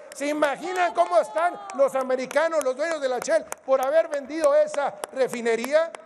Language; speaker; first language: Spanish; native; Spanish